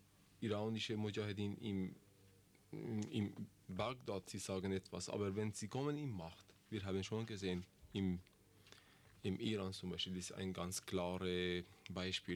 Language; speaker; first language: German; non-native, learner; Persian